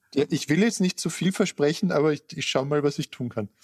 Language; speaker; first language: German; native; German